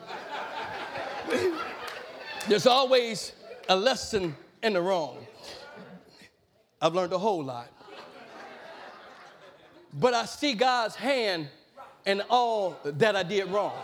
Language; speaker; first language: English; native; English